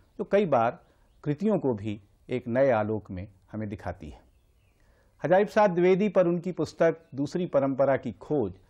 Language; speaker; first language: Hindi; native; Hindi